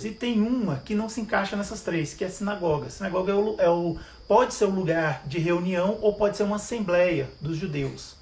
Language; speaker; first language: Portuguese; native; Portuguese